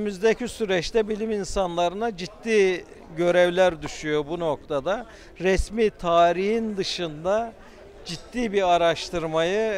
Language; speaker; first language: Turkish; native; Turkish